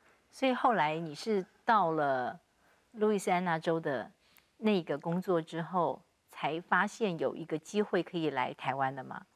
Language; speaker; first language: Chinese; native; Chinese